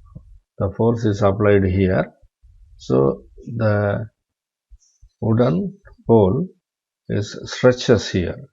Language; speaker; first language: English; non-native, local second language; Tamil